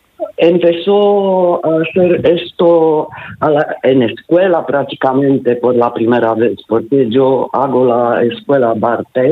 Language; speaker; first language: Spanish; non-native, learner; Italian